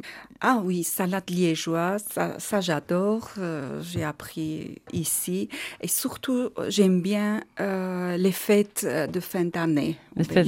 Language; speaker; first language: French; non-native, learner; Armenian